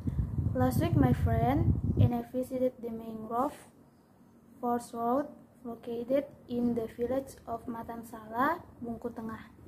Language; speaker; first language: English; non-native, learner; Indonesian